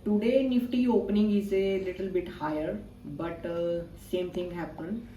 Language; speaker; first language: English; non-native, local second language; Punjabi